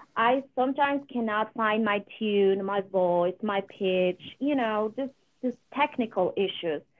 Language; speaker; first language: English; non-native, fluent; Polish